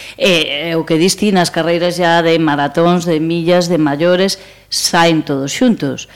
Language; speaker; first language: Galician; native; Galician